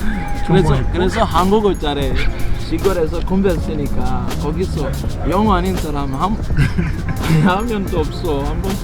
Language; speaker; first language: Korean; non-native, fluent; Swahili